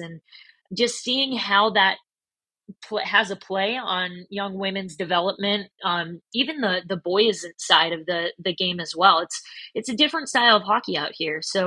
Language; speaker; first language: English; native; English